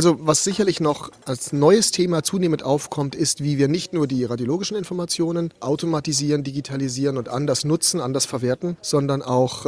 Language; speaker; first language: German; native; German